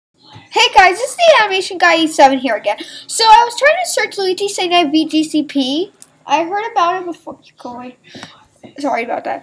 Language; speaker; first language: English; native; English